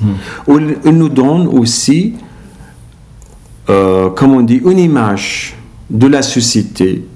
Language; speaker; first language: French; non-native, learner; Arabic